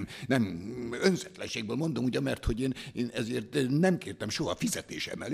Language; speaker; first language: Hungarian; native; Hungarian